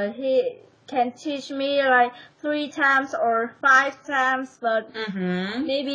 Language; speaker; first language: English; non-native, learner; Vietnamese